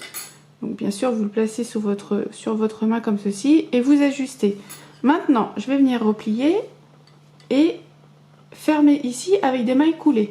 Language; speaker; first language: French; native; French